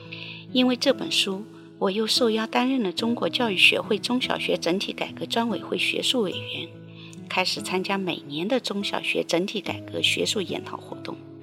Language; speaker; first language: Chinese; native; Chinese